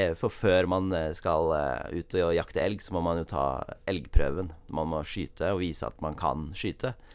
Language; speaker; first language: Norwegian; early bilingual, heritage; Norwegian